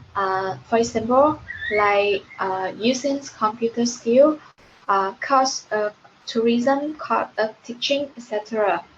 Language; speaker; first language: English; non-native, learner; Vietnamese